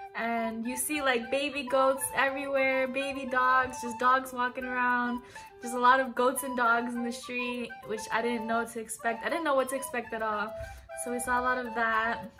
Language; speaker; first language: English; early bilingual, other home language; Japanese